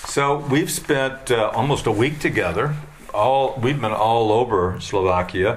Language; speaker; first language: English; native; English